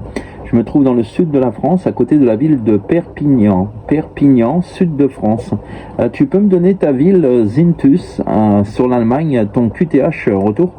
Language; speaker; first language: French; native; French